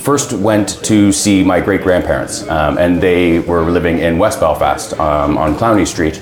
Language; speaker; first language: English; native; English